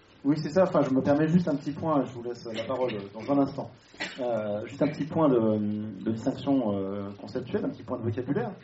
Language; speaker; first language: French; native; French